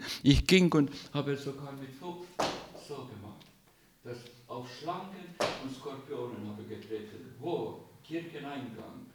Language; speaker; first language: German; non-native, learner; Estonian